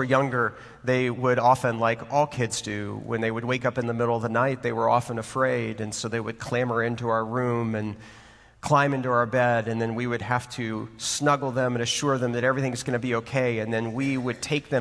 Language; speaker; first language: English; native; English